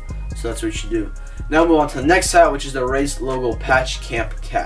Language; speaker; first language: English; native; English